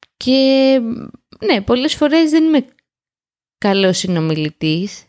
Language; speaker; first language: Greek; native; Greek